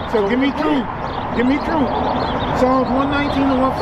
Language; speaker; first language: English; native; English